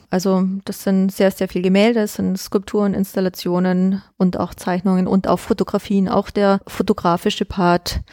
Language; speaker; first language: German; native; German